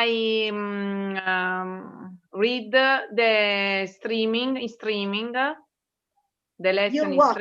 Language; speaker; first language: English; non-native, learner; Italian